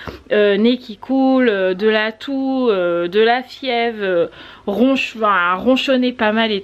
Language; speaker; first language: French; native; French